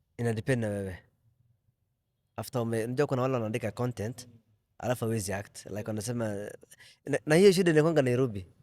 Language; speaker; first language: Swahili; non-native, local second language; Somali